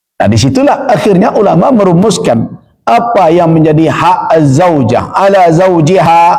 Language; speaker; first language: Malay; non-native, local second language; Minangkabau